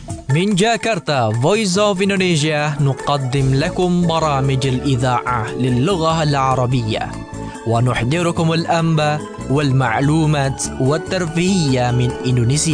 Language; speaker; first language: Arabic; non-native, fluent; Indonesian